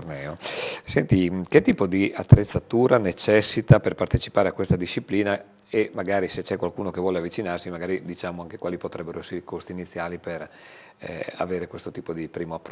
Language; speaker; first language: Italian; native; Italian